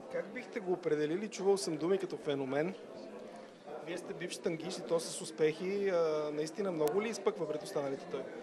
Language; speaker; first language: Bulgarian; native; Bulgarian